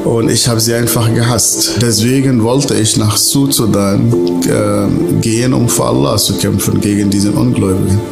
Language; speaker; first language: German; non-native, fluent; Arabic